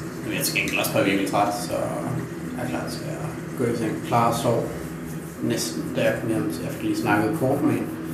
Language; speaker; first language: Danish; native; Danish